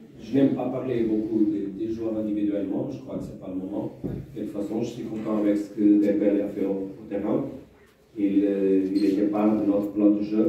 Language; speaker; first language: French; non-native, fluent; Portuguese